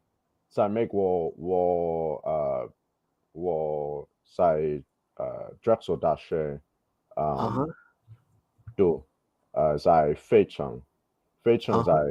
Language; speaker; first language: Chinese; non-native, learner; English